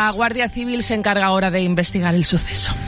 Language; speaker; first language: Spanish; native; Spanish